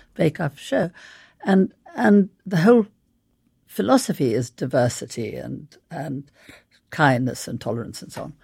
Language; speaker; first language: English; native; English